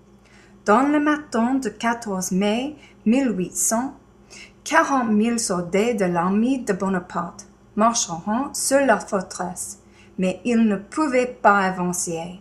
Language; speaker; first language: French; non-native, learner; English